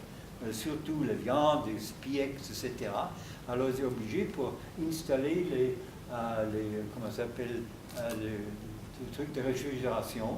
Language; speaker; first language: French; non-native, fluent; German